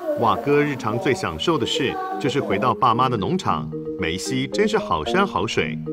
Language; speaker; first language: Chinese; native; Chinese